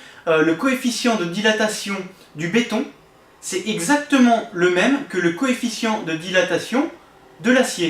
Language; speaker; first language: French; native; French